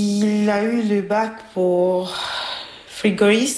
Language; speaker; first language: French; non-native, learner; Albanian